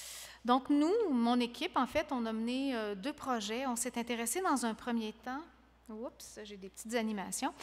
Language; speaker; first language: French; native; French